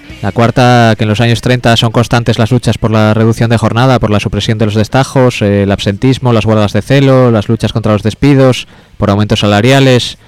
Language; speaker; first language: Spanish; native; Spanish